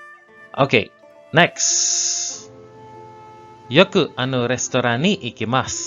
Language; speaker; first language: Japanese; non-native, learner; English